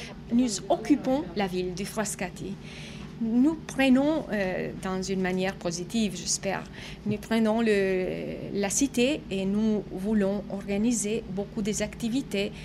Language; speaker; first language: French; non-native, fluent; Italian